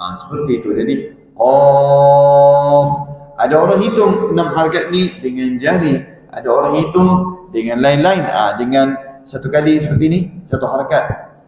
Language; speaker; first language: Malay; non-native, fluent; Arabic